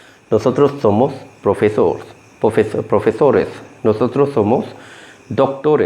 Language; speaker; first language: Spanish; non-native, learner; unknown